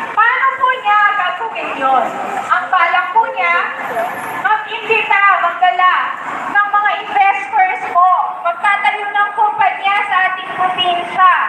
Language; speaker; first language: Filipino; native; Filipino